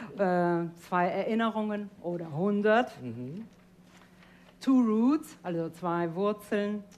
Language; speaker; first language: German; non-native, fluent; Tajik